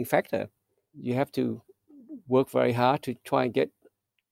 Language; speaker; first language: English; early bilingual, other home language; Vietnamese